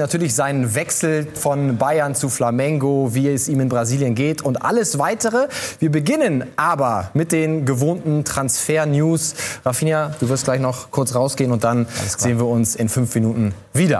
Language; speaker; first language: German; native; German